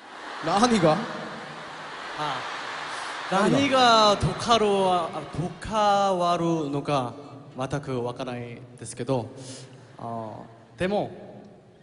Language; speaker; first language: Japanese; non-native, fluent; Korean